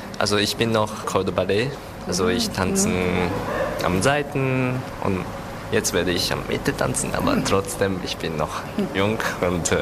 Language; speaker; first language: German; non-native, learner; Japanese